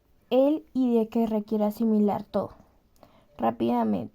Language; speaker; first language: Spanish; native; Spanish